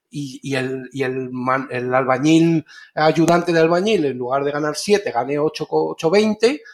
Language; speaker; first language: Spanish; native; Spanish